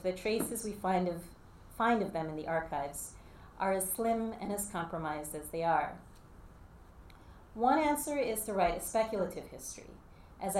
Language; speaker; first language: English; native; English